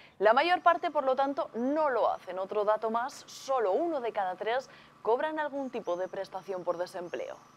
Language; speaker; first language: Spanish; native; Spanish